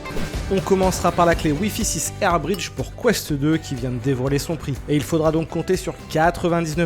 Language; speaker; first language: French; native; French